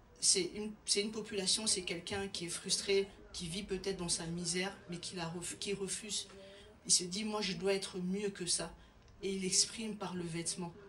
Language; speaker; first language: French; non-native, local second language; Lingala